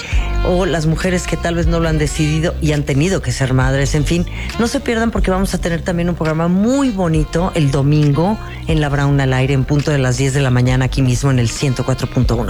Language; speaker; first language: Spanish; native; Spanish